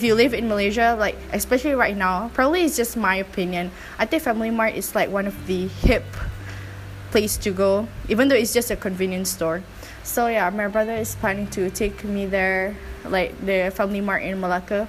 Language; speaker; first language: English; non-native, local second language; Malay